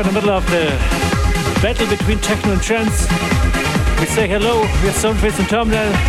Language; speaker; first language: English; non-native, fluent; German